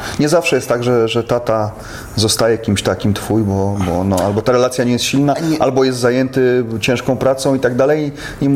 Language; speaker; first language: Polish; native; Polish